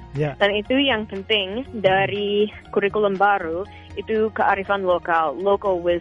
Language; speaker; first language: Indonesian; non-native, fluent; English